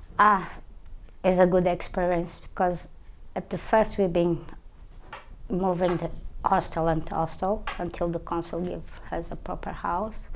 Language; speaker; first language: English; non-native, learner; Portuguese